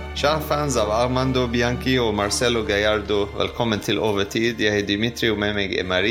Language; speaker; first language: Norwegian; non-native, fluent; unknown